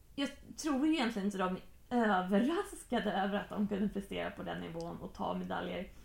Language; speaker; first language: Swedish; native; Swedish